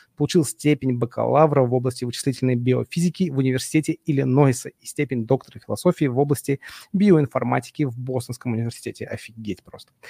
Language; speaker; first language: Russian; native; Russian